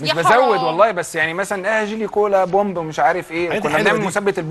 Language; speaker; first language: Arabic; native; Arabic